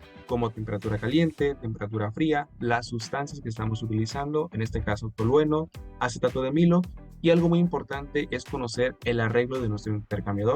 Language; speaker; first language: Spanish; native; Spanish